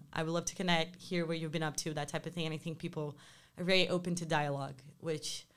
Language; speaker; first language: English; non-native, fluent; Portuguese